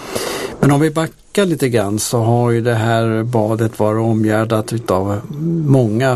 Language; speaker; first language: Swedish; native; Swedish